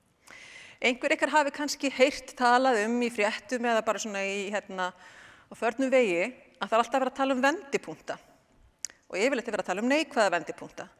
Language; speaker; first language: Icelandic; native; Icelandic